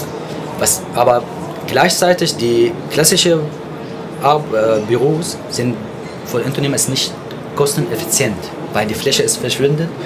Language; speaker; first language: German; non-native, fluent; Arabic